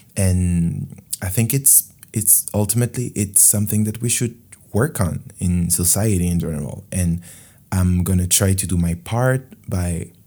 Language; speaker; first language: English; non-native, fluent; French